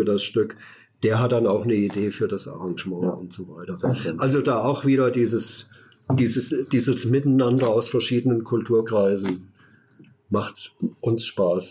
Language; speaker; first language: German; native; German